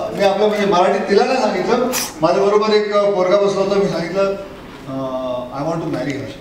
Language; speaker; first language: Marathi; non-native, local second language; Punjabi